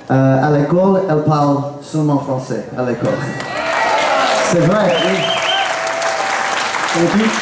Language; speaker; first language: French; non-native, learner; English